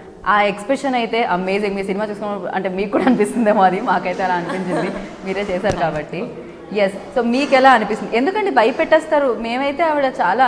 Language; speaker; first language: Telugu; native; Telugu